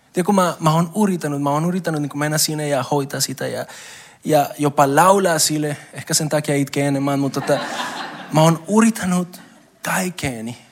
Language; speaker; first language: Finnish; non-native, fluent; Spanish